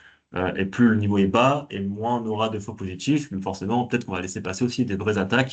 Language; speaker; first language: French; native; French